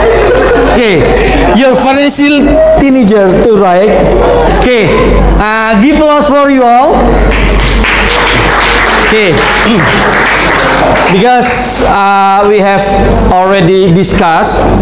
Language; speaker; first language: English; non-native, fluent; Indonesian